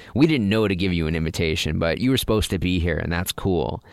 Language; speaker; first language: English; native; English